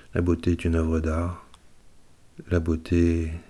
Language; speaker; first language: French; native; French